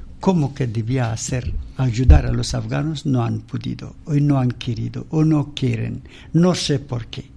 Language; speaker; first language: Spanish; non-native, learner; Persian